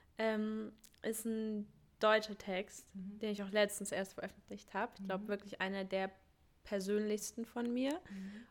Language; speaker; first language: German; early bilingual, other home language; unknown